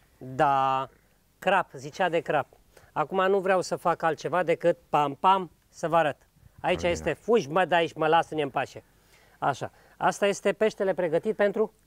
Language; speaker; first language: Romanian; native; Romanian